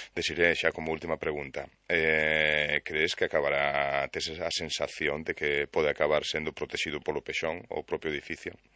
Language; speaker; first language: Galician; native; Galician